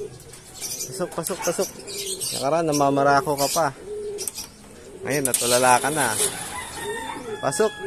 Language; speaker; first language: Filipino; native; Filipino